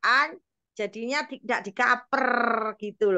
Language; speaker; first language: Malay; non-native, local second language; Javanese